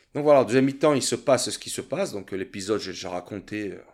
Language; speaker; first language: French; native; French